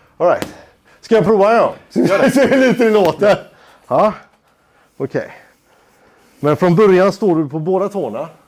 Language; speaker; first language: Swedish; native; Swedish